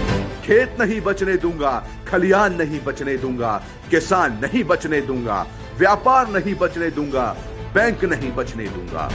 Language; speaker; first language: Hindi; native; Hindi